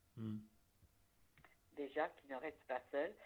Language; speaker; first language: French; native; French